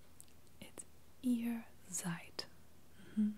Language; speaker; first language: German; non-native, fluent; English